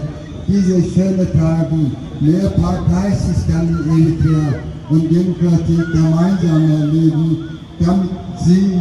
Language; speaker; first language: German; non-native, fluent; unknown